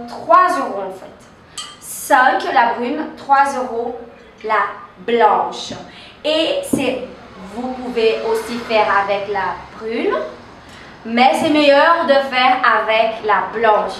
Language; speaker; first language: French; non-native, fluent; Portuguese